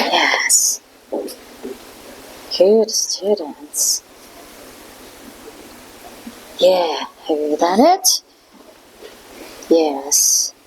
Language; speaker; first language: English; non-native, learner; Mongolian